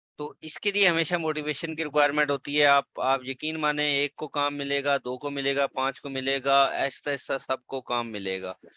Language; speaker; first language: Urdu; native; Urdu